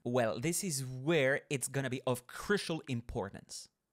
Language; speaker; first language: English; non-native, fluent; French